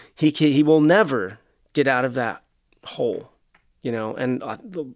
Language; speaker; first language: English; native; English